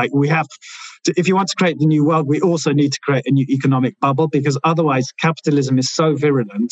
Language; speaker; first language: English; native; English